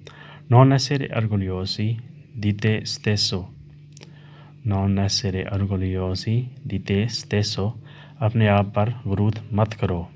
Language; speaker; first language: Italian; non-native, learner; Urdu